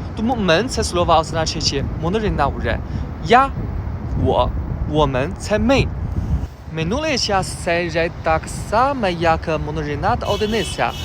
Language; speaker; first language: Ukrainian; non-native, learner; Chinese